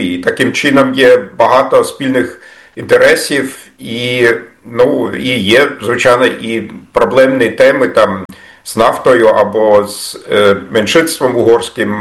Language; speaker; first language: Ukrainian; non-native, fluent; German